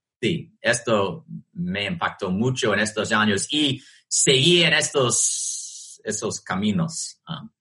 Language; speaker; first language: Spanish; non-native, fluent; English